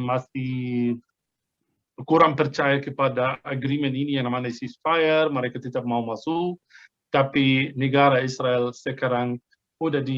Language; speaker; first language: Indonesian; non-native, fluent; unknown